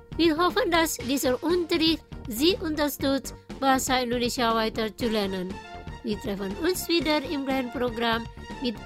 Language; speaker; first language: German; non-native, fluent; Indonesian